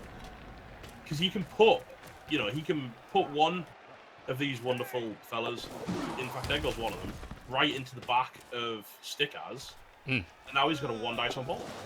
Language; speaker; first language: English; native; English